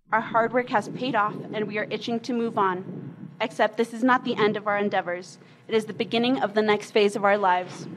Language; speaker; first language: English; early bilingual, other home language; Spanish